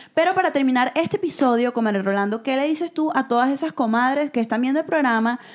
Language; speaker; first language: Spanish; native; Spanish